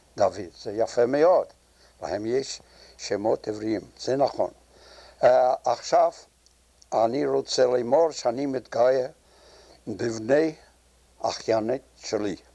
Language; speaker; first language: Hebrew; non-native, fluent; Yiddish